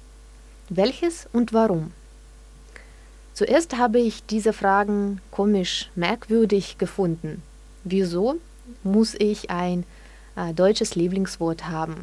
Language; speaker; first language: German; non-native, fluent; Russian